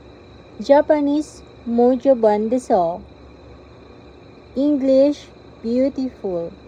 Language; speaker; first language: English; non-native, local second language; Filipino